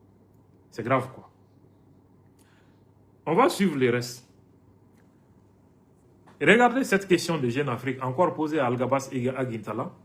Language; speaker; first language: French; non-native, local second language; Bambara